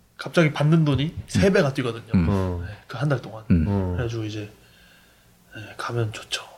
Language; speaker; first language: Korean; native; Korean